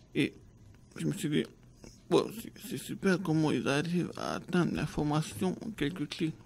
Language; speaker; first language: French; native; French